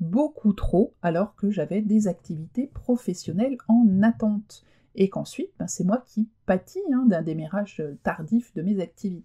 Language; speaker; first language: French; native; French